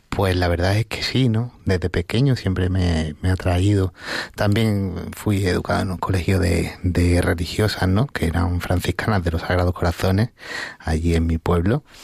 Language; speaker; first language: Spanish; native; Spanish